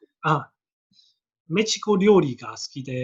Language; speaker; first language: Japanese; non-native, learner; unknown